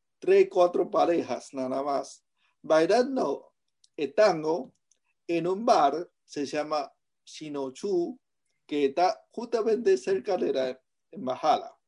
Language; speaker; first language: Spanish; non-native, fluent; Chinese